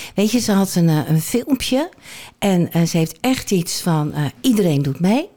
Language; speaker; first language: Dutch; native; Dutch